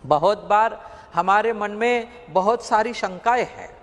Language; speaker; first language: Hindi; non-native, local second language; Marathi